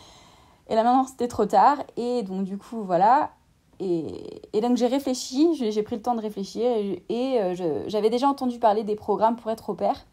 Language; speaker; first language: French; native; French